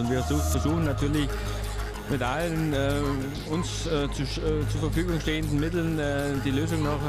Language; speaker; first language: German; native; German